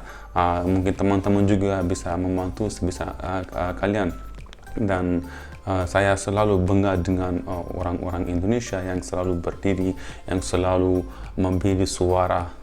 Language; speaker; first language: Indonesian; non-native, fluent; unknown